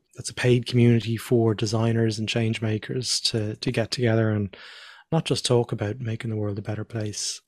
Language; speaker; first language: English; native; English